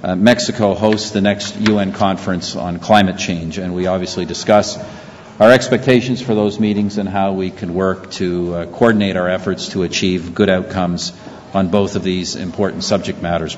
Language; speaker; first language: English; native; English